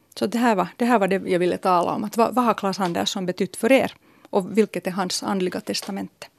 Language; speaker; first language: Swedish; native; Swedish